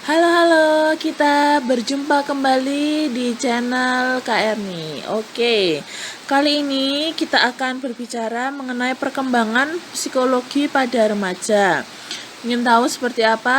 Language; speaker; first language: Indonesian; native; Indonesian